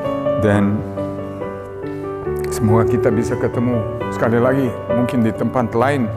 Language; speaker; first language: Indonesian; non-native, fluent; Serbian